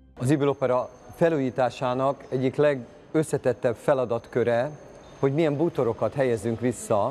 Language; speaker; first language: Hungarian; native; Hungarian